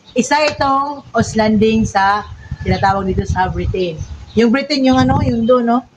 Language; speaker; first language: Filipino; non-native, local second language; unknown